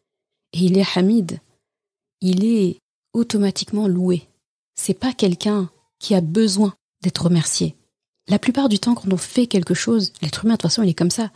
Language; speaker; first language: French; native; French